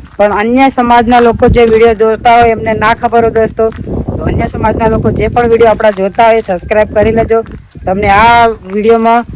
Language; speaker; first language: Gujarati; non-native, local second language; Bhili